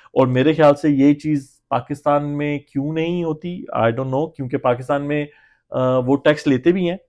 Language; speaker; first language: Urdu; native; Urdu